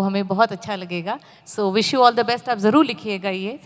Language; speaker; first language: Hindi; native; Hindi